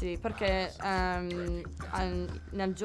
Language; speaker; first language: Italian; non-native, learner; English